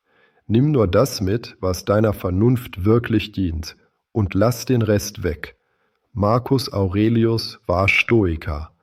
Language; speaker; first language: German; native; German